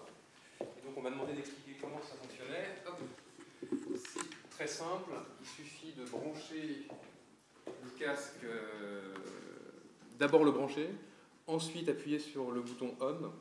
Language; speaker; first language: French; native; French